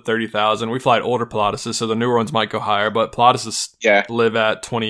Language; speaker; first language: English; native; English